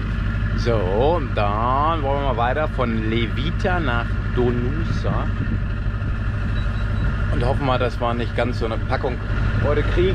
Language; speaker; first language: German; native; German